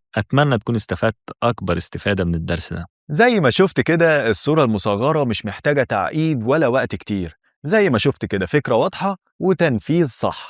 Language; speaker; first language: Arabic; native; Arabic